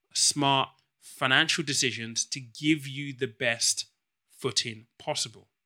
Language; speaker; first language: English; native; English